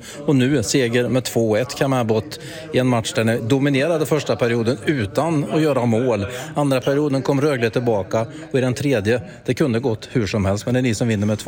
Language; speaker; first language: Swedish; native; Swedish